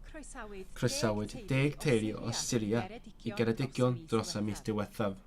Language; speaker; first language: Welsh; non-native, learner; Cantonese